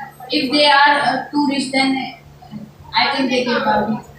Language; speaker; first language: English; non-native, learner; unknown